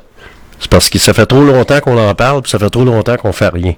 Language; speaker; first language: French; native; French